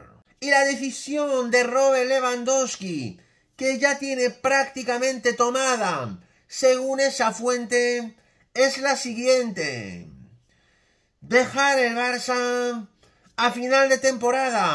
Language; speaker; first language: Spanish; native; Spanish